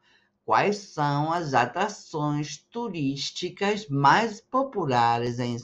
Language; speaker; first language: Portuguese; non-native, fluent; Spanish